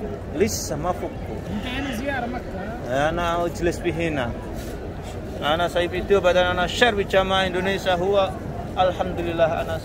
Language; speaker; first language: Arabic; non-native, learner; Indonesian